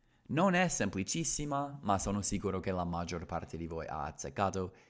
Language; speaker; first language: Italian; non-native, fluent; English